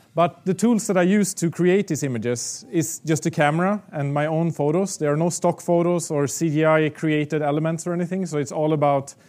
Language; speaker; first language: English; non-native, fluent; Swedish